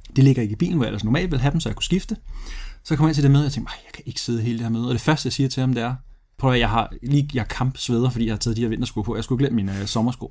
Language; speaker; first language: Danish; early bilingual, other home language; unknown